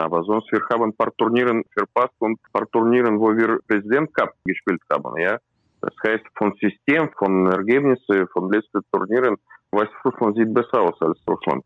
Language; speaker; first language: German; non-native, learner; Russian